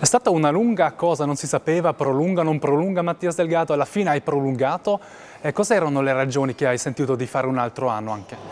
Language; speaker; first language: Italian; non-native, local second language; German